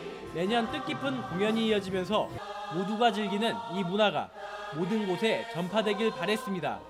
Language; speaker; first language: Korean; native; Korean